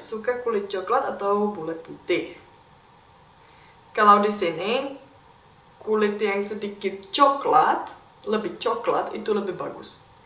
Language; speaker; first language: Indonesian; non-native, fluent; Czech